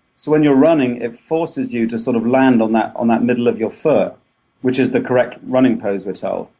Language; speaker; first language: English; native; English